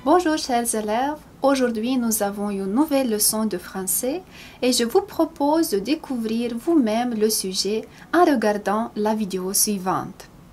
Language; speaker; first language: French; non-native, fluent; Romanian